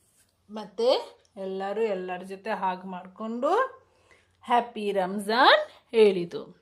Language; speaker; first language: Kannada; non-native, local second language; Urdu